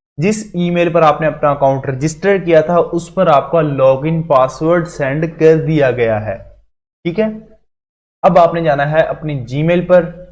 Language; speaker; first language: Urdu; non-native, local second language; Punjabi